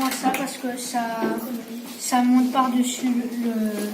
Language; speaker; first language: French; non-native, local second language; Spanish